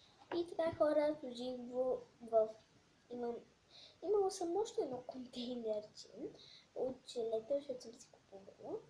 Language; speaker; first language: Bulgarian; native; Bulgarian